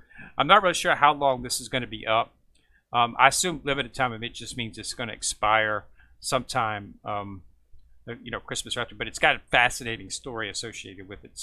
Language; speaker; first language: English; native; English